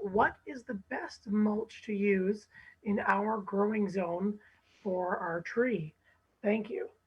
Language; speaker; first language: English; native; English